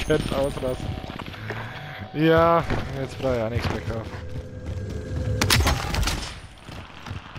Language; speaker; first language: German; native; German